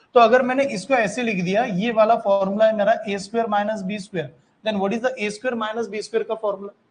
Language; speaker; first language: Hindi; non-native, local second language; Marathi